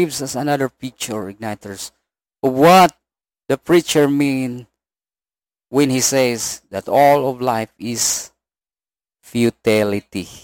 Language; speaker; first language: English; non-native, local second language; Cebuano